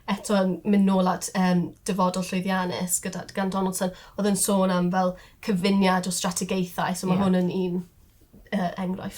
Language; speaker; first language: Welsh; non-native, local second language; English